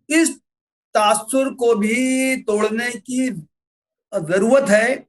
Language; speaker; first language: Urdu; native; Urdu